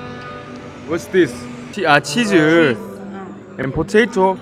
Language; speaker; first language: English; non-native, learner; Korean